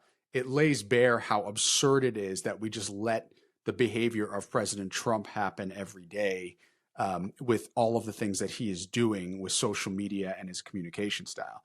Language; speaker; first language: English; native; English